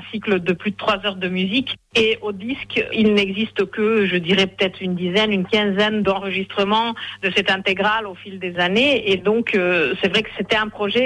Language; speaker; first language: French; non-native, fluent; Hungarian